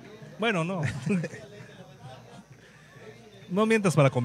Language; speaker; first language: Spanish; native; Spanish